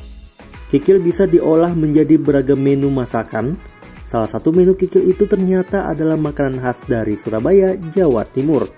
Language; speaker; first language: Indonesian; native; Indonesian